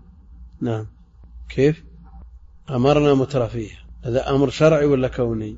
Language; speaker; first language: Arabic; native; Arabic